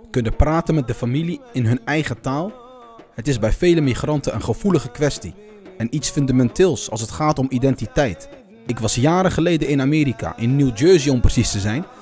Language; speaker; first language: Dutch; early bilingual, other home language; Arabic